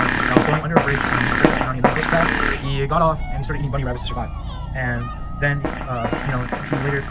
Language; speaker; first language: English; native; English